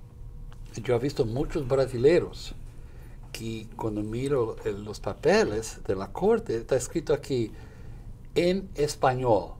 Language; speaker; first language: Spanish; non-native, fluent; Portuguese